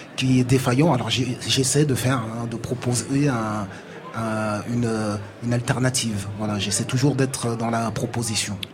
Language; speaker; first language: French; native; French